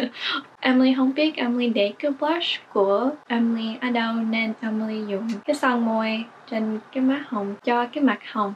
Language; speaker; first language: Vietnamese; early bilingual, heritage; English